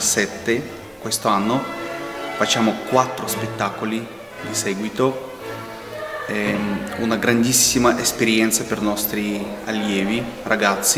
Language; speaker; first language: Italian; non-native, fluent; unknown